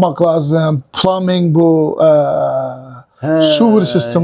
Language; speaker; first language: Turkish; non-native, learner; Uyghur